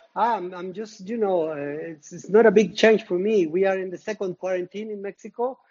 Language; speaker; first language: English; non-native, learner; Spanish